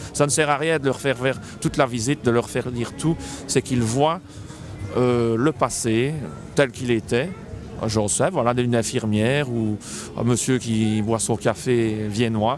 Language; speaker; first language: French; native; French